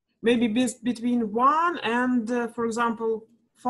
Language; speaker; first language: English; non-native, learner; Russian